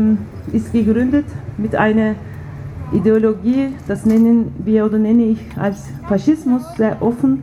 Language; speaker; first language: German; non-native, fluent; Turkish